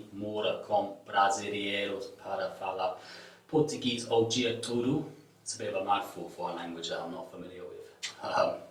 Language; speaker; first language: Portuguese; non-native, learner; English